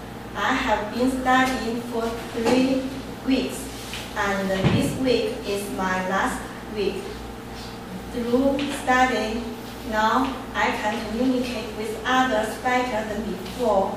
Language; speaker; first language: English; non-native, learner; Chinese